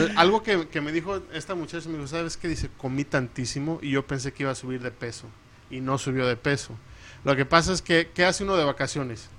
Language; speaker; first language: Spanish; early bilingual, heritage; Spanish